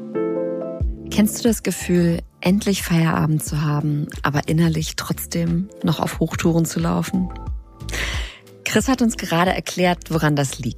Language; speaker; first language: German; native; German